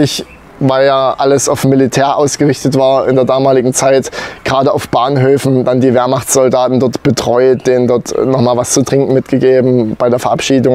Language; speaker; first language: German; native; German